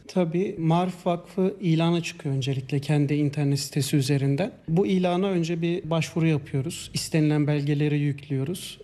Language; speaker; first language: Turkish; native; Turkish